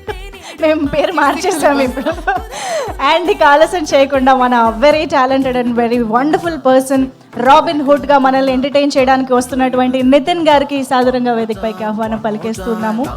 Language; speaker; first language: Telugu; native; Telugu